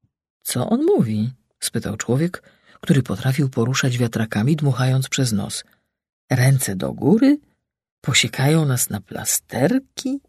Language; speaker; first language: Polish; native; Polish